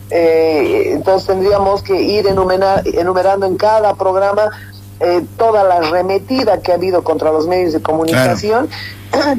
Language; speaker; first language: Spanish; native; Spanish